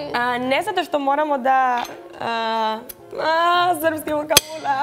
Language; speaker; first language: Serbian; non-native, learner; Spanish